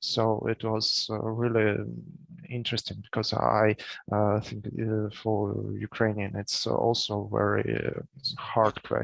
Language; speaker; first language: English; non-native, learner; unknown